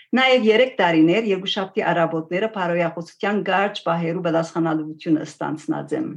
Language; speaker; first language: Armenian; native; Armenian